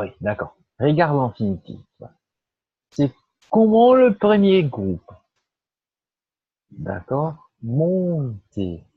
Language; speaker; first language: French; non-native, fluent; Portuguese